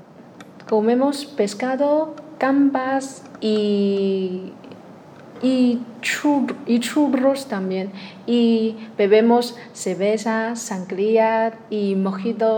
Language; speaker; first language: Spanish; non-native, learner; Chinese